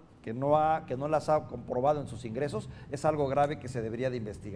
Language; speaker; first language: Spanish; native; Spanish